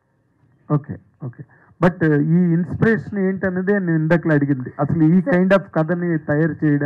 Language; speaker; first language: Telugu; native; Telugu